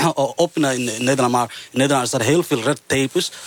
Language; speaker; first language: Dutch; non-native, fluent; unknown